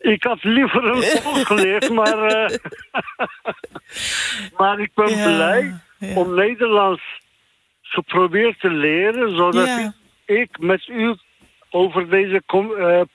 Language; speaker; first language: Dutch; non-native, fluent; Turkish